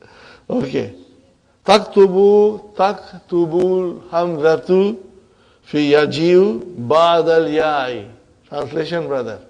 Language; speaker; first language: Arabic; non-native, fluent; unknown